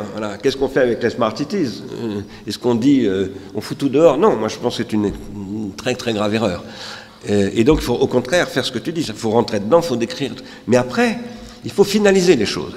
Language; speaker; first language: French; native; French